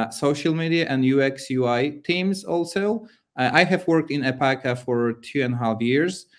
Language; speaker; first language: English; non-native, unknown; Polish